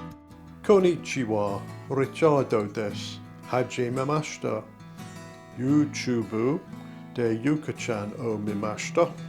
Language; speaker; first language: Japanese; non-native, learner; English